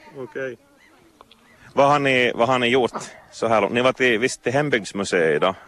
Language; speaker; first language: Swedish; native; Swedish